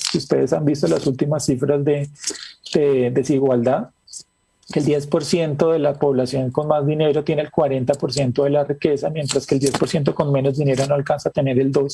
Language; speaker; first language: Spanish; native; Spanish